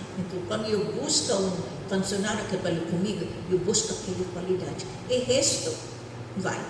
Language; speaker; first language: Portuguese; non-native, fluent; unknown